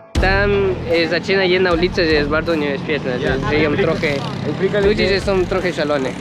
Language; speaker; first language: Polish; non-native, learner; Spanish